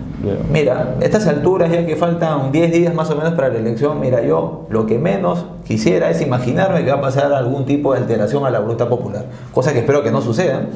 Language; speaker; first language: Spanish; native; Spanish